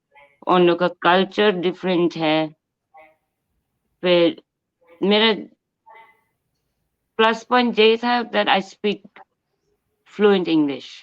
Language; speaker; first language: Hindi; non-native, local second language; Bangla